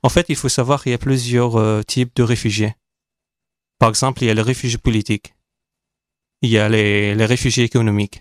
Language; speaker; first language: French; non-native, fluent; Arabic